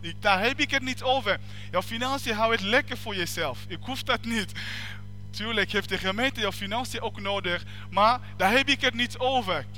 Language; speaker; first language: Dutch; non-native, fluent; French